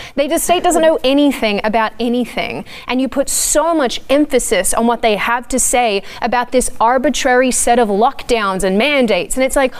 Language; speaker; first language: English; native; English